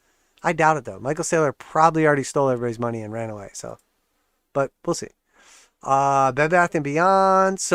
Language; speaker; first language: English; native; English